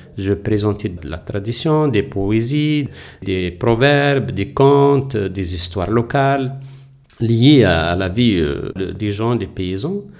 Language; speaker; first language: French; non-native, local second language; Kabyle